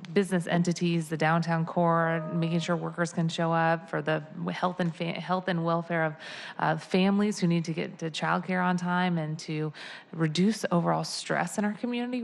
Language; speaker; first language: English; native; English